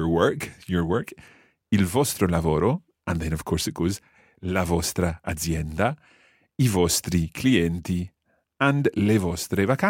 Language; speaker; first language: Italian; non-native, fluent; English